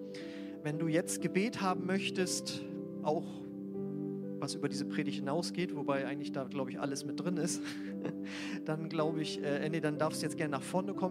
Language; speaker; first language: German; native; German